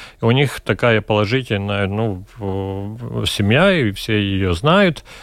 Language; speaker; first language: Russian; non-native, local second language; Latvian